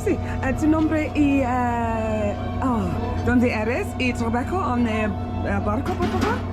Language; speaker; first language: Spanish; non-native, learner; English